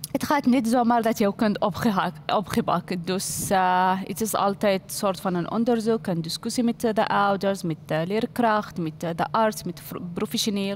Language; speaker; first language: Dutch; non-native, learner; Arabic